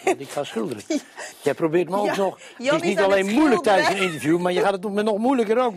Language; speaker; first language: Dutch; native; Dutch